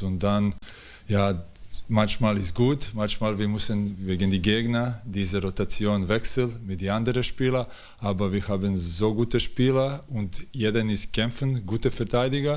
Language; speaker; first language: German; non-native, learner; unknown